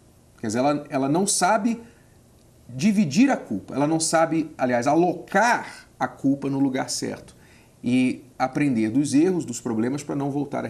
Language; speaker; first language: Portuguese; native; Portuguese